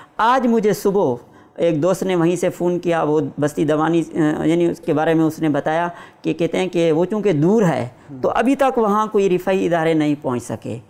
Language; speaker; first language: Urdu; non-native, local second language; Saraiki